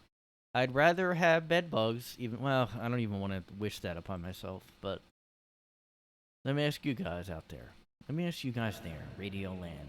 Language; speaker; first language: English; native; English